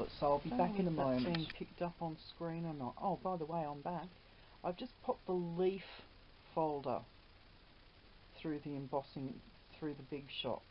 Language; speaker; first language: English; native; English